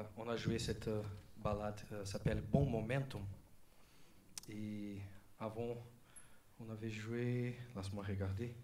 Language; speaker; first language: French; non-native, learner; Portuguese